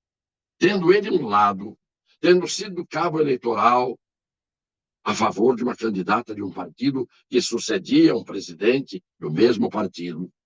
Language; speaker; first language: Portuguese; native; Portuguese